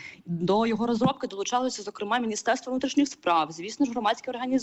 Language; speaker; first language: Ukrainian; native; Ukrainian